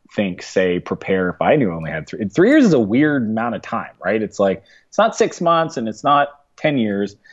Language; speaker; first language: English; native; English